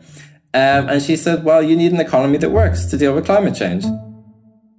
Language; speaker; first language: English; native; English